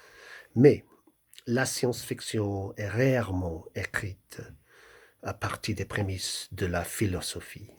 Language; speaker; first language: French; non-native, fluent; English